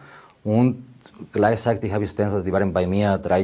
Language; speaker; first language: German; non-native, learner; Spanish